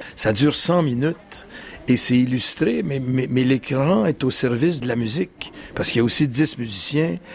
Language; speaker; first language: French; native; French